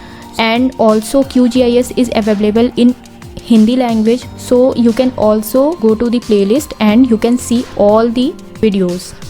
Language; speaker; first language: English; non-native, local second language; Hindi